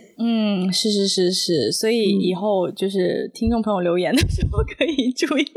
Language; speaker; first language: Chinese; native; Chinese